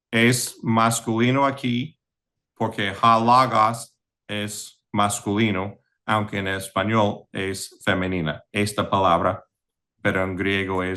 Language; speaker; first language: Spanish; non-native, fluent; English